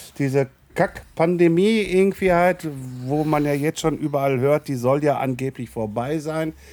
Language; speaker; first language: German; native; German